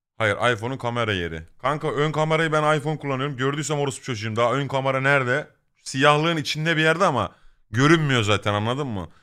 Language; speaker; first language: Turkish; native; Turkish